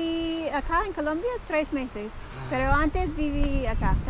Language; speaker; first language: Spanish; non-native, learner; English